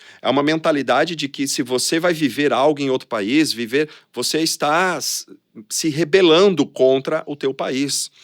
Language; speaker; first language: Portuguese; native; Portuguese